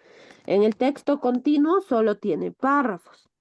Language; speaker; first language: Spanish; native; Spanish